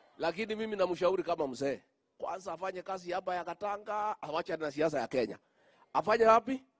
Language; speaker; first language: Swahili; non-native, local second language; Kikuyu